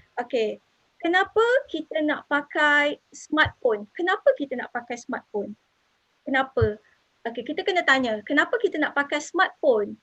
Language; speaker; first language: Malay; native; Malay